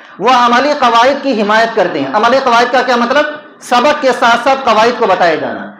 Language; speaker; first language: Urdu; native; Urdu